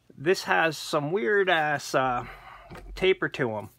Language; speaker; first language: English; native; English